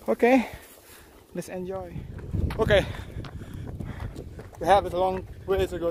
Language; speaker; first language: English; non-native, learner; Indonesian